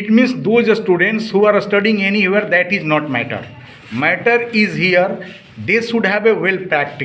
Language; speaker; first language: English; non-native, fluent; Hindi